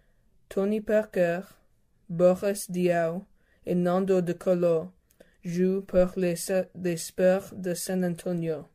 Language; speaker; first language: French; non-native, learner; English